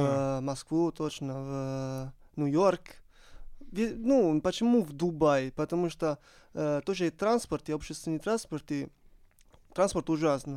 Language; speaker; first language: Russian; non-native, learner; Italian